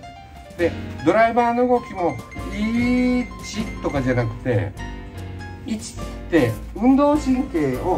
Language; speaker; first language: Japanese; native; Japanese